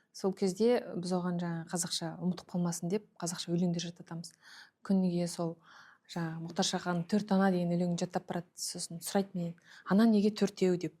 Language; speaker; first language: Kazakh; early bilingual, heritage; Kazakh